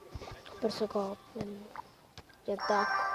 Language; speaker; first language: Italian; native; Italian